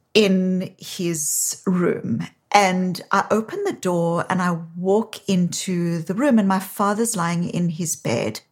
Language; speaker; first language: English; native; English